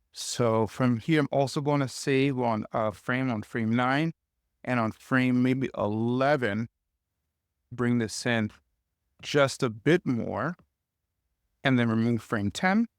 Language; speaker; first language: English; native; English